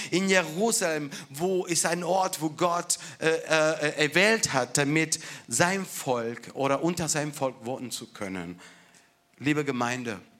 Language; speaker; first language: German; non-native, fluent; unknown